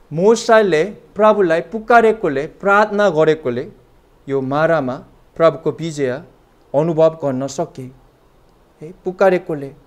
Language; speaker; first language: Nepali; non-native, fluent; Korean